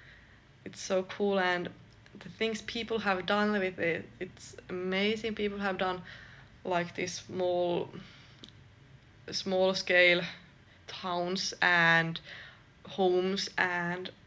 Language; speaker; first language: English; non-native, fluent; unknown